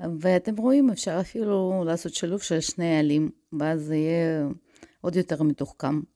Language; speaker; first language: Hebrew; non-native, fluent; Russian